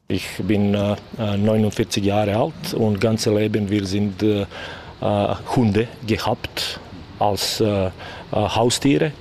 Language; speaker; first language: German; non-native, learner; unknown